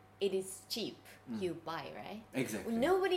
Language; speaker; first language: English; non-native, learner; Japanese